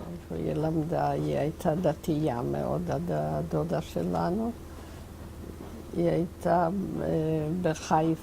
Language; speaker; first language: Hebrew; non-native, fluent; Yiddish